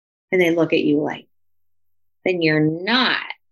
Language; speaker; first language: English; early bilingual, other home language; Spanish